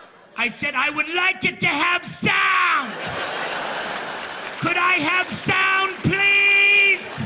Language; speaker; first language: English; native; English